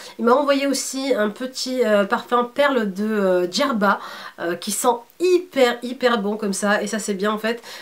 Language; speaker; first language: French; early bilingual, other home language; Arabic